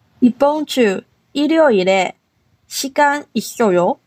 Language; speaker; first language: Korean; non-native, learner; Chinese